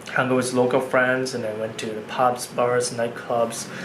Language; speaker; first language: English; non-native, fluent; Japanese